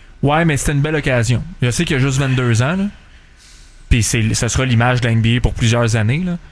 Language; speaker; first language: French; native; French